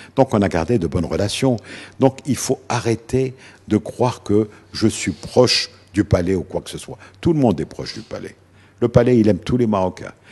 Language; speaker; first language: French; non-native, local second language; Arabic